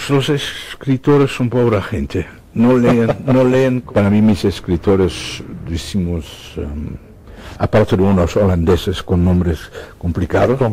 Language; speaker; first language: Spanish; non-native, fluent; Dutch